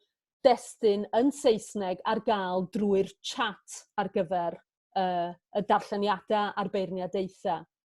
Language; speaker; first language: Welsh; native; Welsh